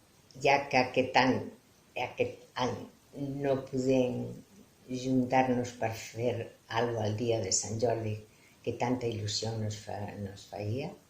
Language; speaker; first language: Catalan; non-native, local second language; Spanish